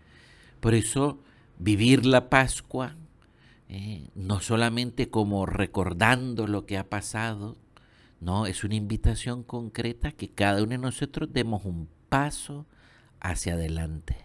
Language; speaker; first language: Spanish; native; Spanish